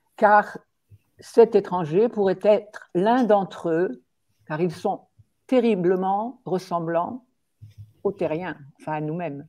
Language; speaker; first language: French; native; French